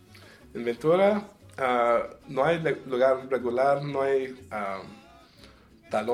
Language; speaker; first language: Spanish; early bilingual, heritage; Spanish